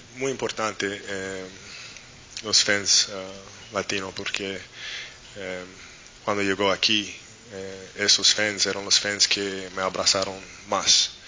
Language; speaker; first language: Spanish; non-native, learner; English